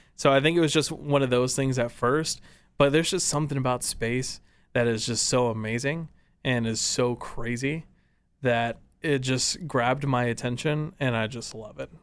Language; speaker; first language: English; native; English